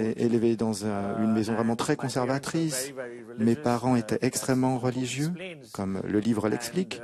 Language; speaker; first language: French; non-native, fluent; Urdu